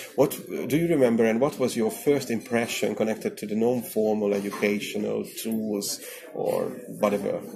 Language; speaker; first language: English; non-native, learner; Hungarian